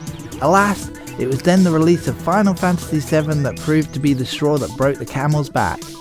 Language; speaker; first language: English; native; English